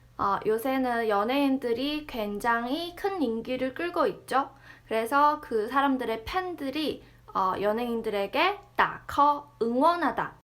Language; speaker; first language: Korean; non-native, fluent; Chinese